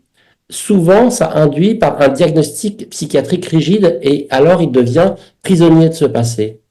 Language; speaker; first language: French; native; French